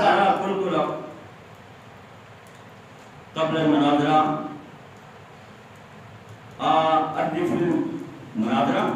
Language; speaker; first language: Arabic; non-native, learner; Urdu